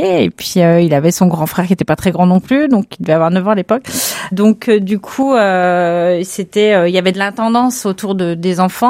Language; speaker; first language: French; native; French